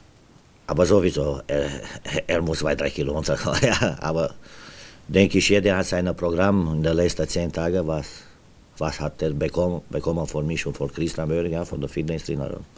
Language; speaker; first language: German; non-native, fluent; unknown